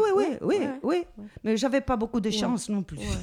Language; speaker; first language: French; non-native, learner; Spanish